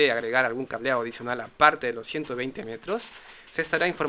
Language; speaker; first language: Spanish; native; Spanish